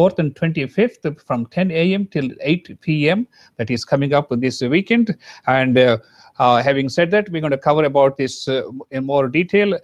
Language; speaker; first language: English; non-native, local second language; Kannada